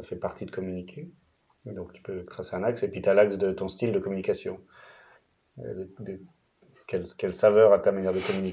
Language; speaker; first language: French; native; French